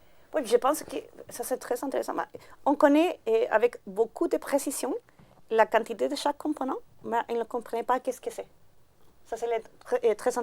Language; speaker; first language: French; non-native, learner; Spanish